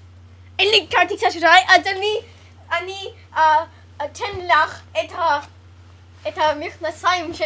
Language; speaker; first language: Hebrew; non-native, learner; English